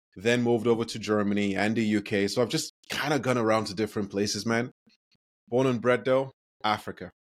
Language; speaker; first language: English; non-native, local second language; Yoruba